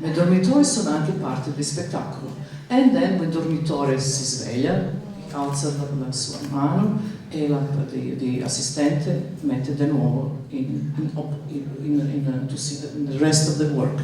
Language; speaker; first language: Italian; non-native, learner; Serbian